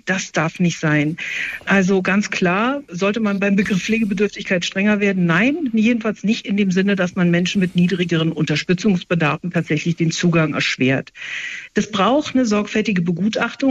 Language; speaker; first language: German; native; German